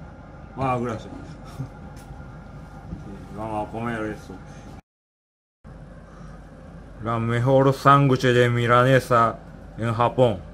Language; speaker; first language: Spanish; non-native, learner; Japanese